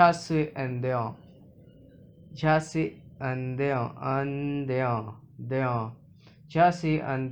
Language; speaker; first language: French; non-native, learner; Hindi